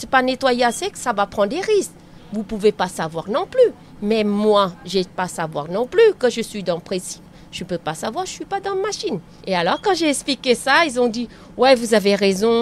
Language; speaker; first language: French; non-native, learner; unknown